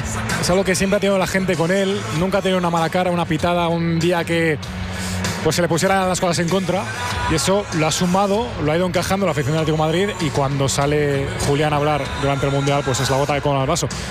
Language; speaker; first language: Spanish; native; Spanish